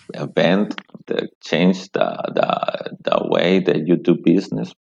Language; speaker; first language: English; non-native, fluent; Spanish